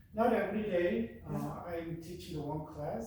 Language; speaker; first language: English; non-native, fluent; Korean